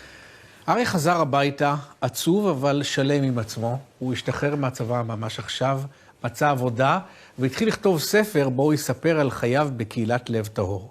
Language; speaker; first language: Hebrew; native; Hebrew